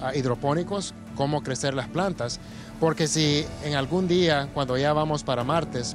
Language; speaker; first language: Spanish; early bilingual, other home language; English